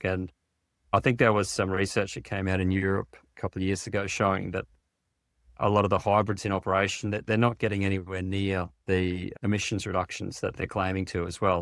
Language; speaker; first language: English; native; English